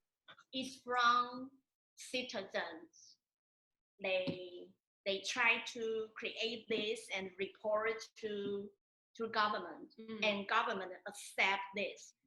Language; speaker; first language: English; non-native, learner; Chinese